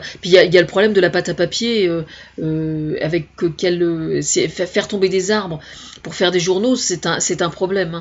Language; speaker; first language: French; native; French